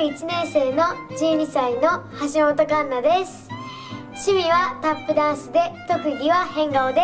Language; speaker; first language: Japanese; native; Japanese